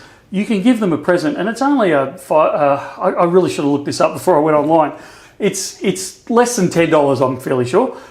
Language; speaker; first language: English; native; English